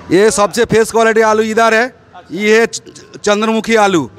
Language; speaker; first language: Hindi; non-native, local second language; Bangla